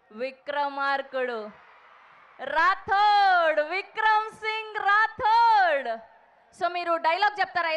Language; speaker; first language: Telugu; native; Telugu